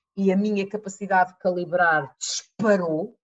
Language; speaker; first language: Portuguese; early bilingual, other home language; English